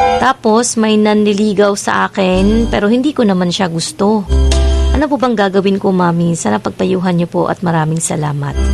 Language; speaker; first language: Filipino; non-native, local second language; Cebuano